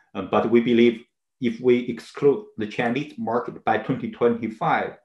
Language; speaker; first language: English; non-native, fluent; Chinese